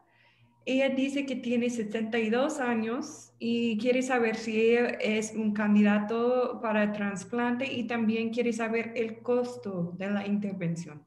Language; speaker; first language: Spanish; non-native, fluent; English